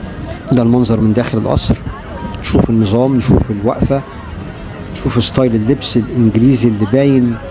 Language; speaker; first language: Arabic; native; Arabic